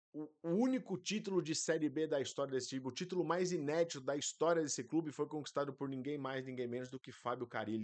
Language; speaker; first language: Portuguese; native; Portuguese